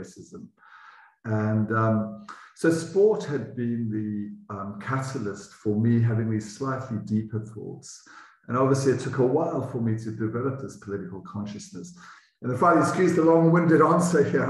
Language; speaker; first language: English; native; English